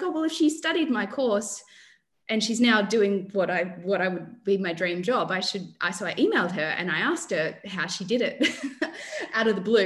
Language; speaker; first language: English; native; English